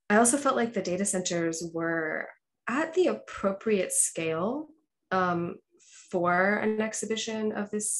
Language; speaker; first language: English; native; English